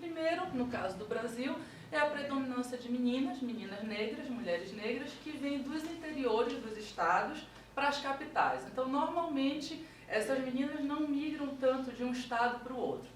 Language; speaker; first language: Portuguese; native; Portuguese